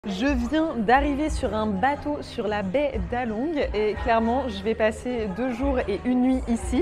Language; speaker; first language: French; native; French